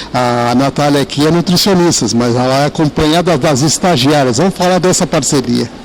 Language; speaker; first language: Portuguese; native; Portuguese